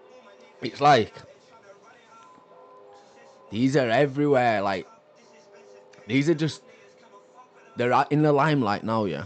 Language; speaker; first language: English; native; English